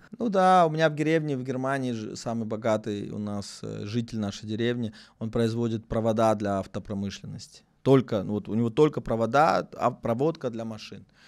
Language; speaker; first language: Russian; native; Russian